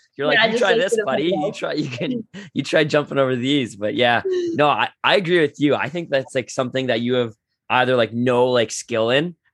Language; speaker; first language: English; native; English